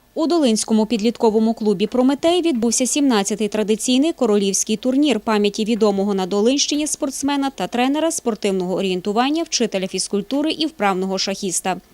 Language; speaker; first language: Ukrainian; native; Ukrainian